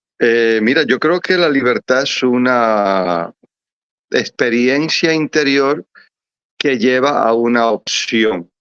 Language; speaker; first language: Spanish; native; Spanish